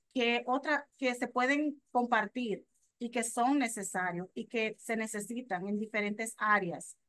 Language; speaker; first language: Spanish; native; Spanish